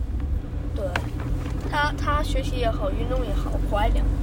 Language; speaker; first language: Chinese; early bilingual, heritage; Chinese